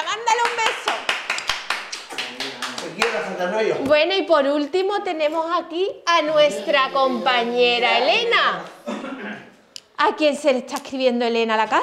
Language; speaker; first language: Spanish; native; Spanish